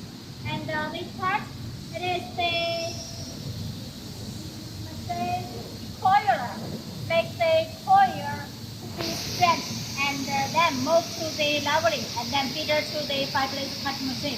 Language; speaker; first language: English; non-native, learner; Chinese